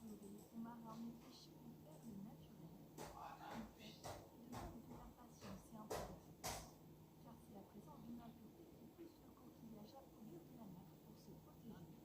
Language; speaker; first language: French; native; French